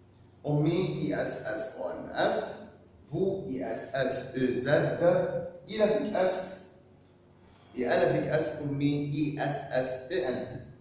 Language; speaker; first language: French; non-native, fluent; Arabic